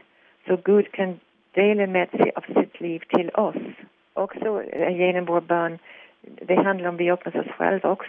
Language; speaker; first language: Swedish; non-native, fluent; English